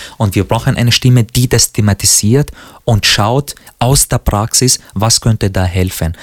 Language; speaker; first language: German; non-native, fluent; Arabic